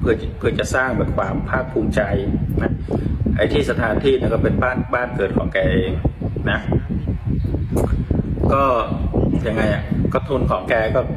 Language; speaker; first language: Thai; native; Thai